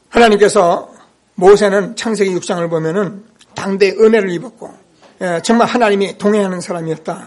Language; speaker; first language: Korean; native; Korean